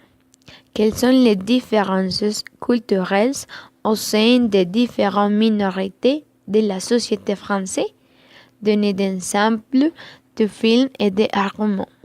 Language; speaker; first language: French; non-native, learner; Spanish